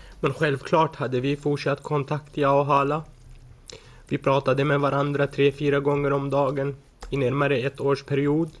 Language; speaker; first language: Swedish; early bilingual, other home language; Arabic